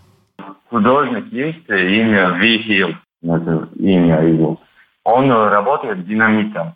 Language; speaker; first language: Russian; non-native, learner; Turkish